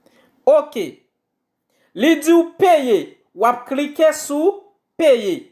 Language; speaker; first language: French; non-native, local second language; Haitian Creole